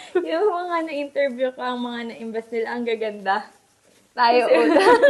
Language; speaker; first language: Filipino; native; Filipino